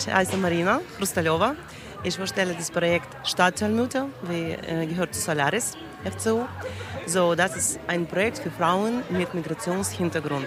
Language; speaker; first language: German; non-native, learner; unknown